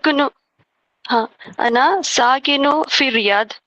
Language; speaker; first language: Arabic; non-native, learner; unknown